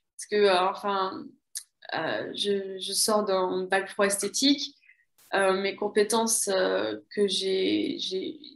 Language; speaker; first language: French; native; French